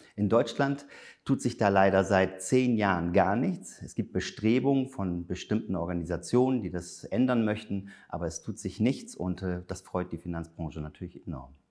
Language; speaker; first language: German; native; German